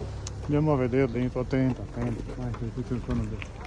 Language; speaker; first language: Italian; native; Italian